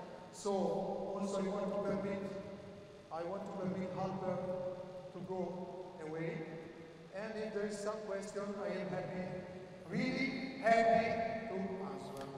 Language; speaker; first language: English; non-native, learner; Italian